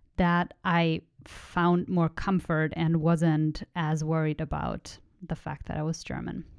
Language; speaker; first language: English; non-native, fluent; German